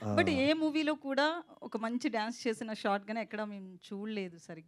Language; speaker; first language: Telugu; native; Telugu